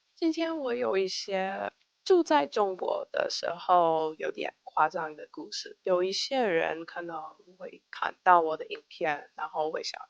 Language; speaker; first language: Chinese; non-native, fluent; English